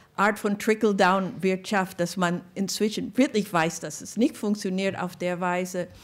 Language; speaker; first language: German; non-native, fluent; English